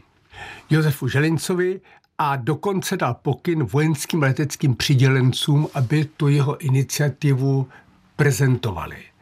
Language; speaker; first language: Czech; native; Czech